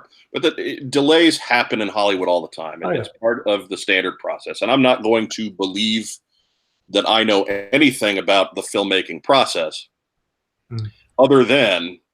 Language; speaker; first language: English; native; English